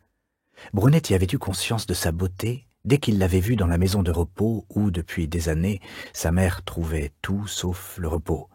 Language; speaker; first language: French; native; French